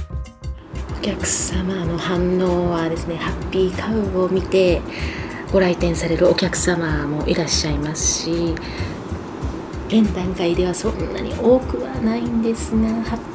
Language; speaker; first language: Japanese; native; Japanese